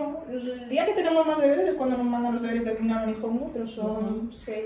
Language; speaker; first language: Spanish; native; Spanish